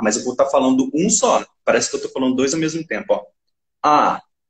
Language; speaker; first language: Portuguese; native; Portuguese